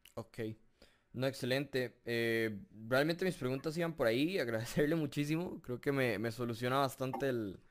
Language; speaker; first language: Spanish; native; Spanish